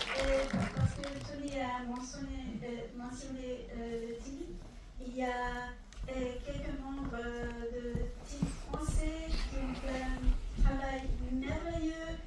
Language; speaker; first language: French; non-native, fluent; Hungarian